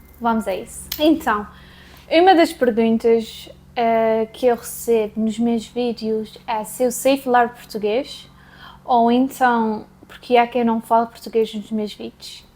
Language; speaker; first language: Portuguese; early bilingual, heritage; Portuguese